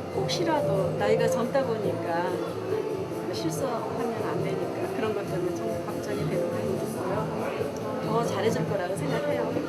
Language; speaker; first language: Korean; native; Korean